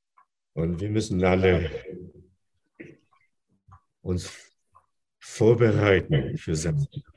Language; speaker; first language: German; non-native, fluent; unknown